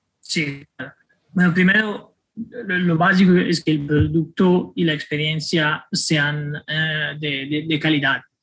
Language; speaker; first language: Spanish; non-native, fluent; Italian